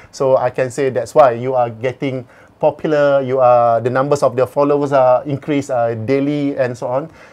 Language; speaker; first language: English; non-native, local second language; Malay